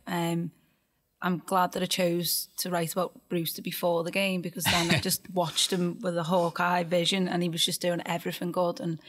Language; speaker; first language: English; native; English